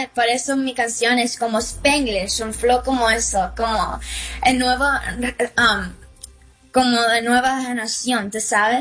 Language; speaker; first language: Spanish; early bilingual, heritage; Spanish